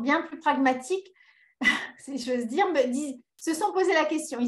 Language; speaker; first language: French; early bilingual, other home language; Spanish